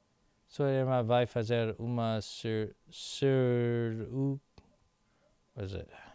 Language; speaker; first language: Portuguese; non-native, learner; English